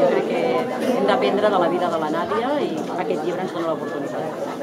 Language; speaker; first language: Catalan; non-native, learner; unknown